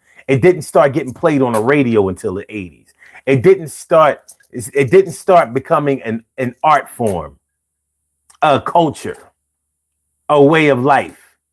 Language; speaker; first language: English; native; English